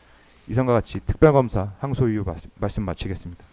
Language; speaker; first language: Korean; native; Korean